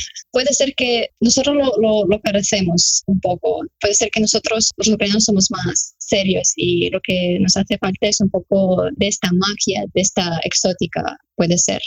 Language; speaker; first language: Spanish; non-native, fluent; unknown